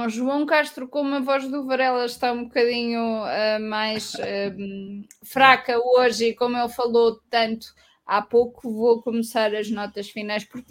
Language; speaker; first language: Portuguese; native; Portuguese